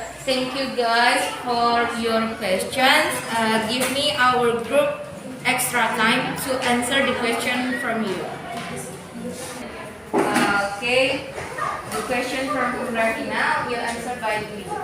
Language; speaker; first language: English; non-native, learner; Indonesian